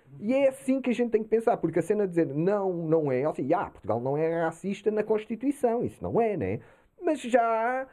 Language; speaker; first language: Portuguese; early bilingual, heritage; Portuguese